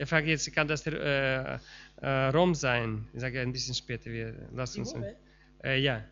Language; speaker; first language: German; non-native, fluent; Russian